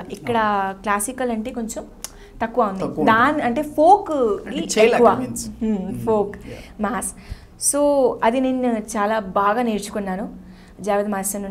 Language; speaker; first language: Telugu; non-native, learner; Hindi